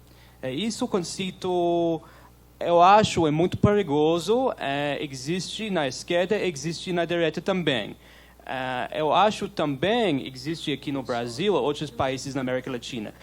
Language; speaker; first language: Portuguese; non-native, learner; English